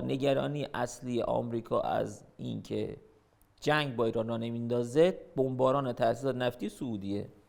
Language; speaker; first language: Persian; native; Persian